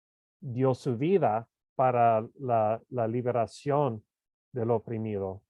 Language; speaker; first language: Spanish; non-native, fluent; English